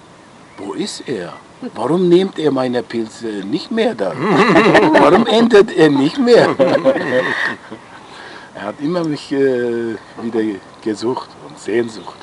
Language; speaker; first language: German; non-native, local second language; Turkish